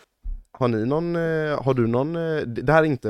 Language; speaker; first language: Swedish; native; Swedish